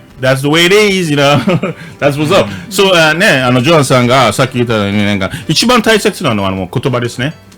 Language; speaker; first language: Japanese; non-native, fluent; English